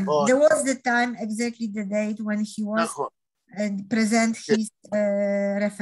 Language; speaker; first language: English; non-native, learner; Polish